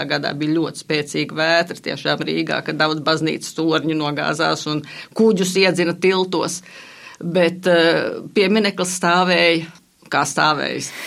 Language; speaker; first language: Latvian; native; Latvian